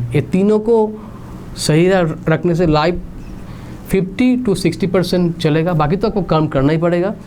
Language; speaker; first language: Hindi; non-native, local second language; Bangla